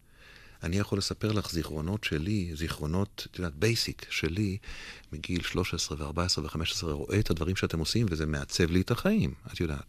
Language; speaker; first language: Hebrew; native; Hebrew